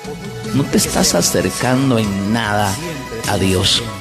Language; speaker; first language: Spanish; native; Spanish